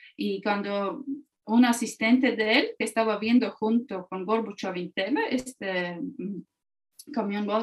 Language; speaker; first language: Spanish; non-native, fluent; Latvian